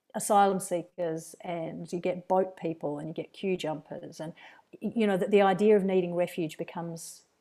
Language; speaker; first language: English; native; English